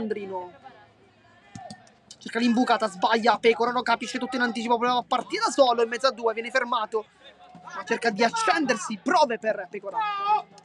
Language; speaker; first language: Italian; native; Italian